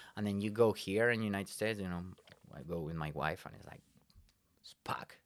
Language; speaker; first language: English; non-native, fluent; Spanish